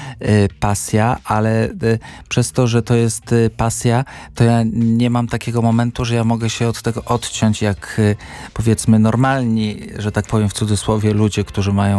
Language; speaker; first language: Polish; native; Polish